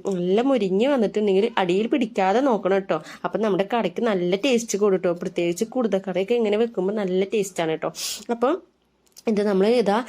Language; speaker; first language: Malayalam; native; Malayalam